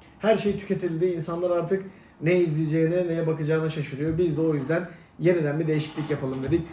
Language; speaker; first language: Turkish; native; Turkish